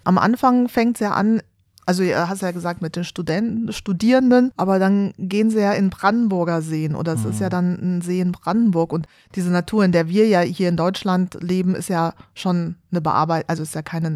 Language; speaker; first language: German; native; German